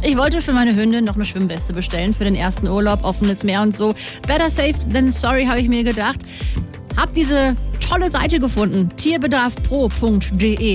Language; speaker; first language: German; native; German